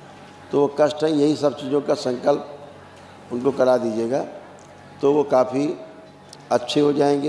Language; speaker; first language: Hindi; native; Hindi